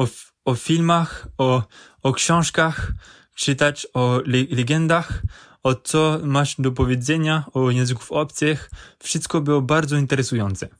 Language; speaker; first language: Polish; non-native, learner; French